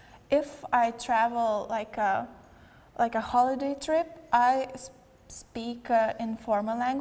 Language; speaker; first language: English; non-native, learner; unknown